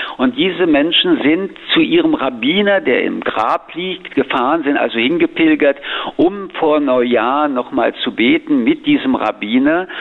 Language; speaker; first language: German; early bilingual, other home language; French